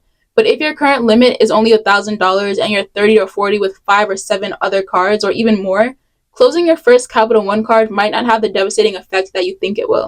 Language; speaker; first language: English; native; English